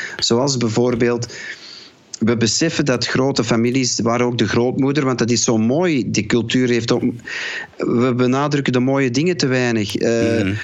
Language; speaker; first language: Dutch; native; Dutch